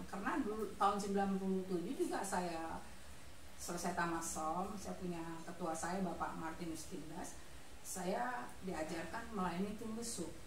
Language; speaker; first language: Indonesian; non-native, local second language; Minangkabau